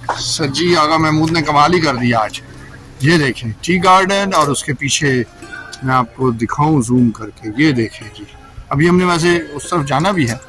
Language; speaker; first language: Urdu; native; Urdu